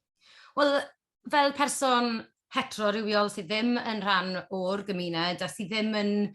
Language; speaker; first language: Welsh; native; Welsh